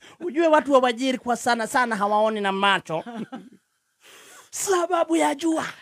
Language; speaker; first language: Swahili; non-native, local second language; Kikuyu